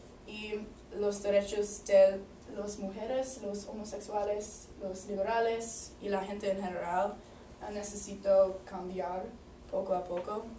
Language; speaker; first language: Spanish; non-native, learner; English